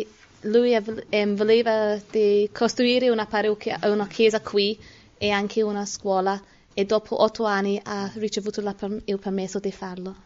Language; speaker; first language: Italian; non-native, learner; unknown